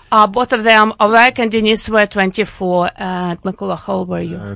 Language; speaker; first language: English; non-native, fluent; Ukrainian